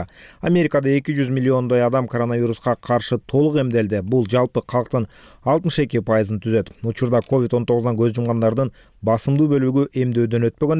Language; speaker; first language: Kyrgyz; native; Kyrgyz